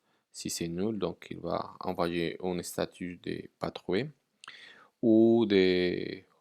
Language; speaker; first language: French; non-native, fluent; Spanish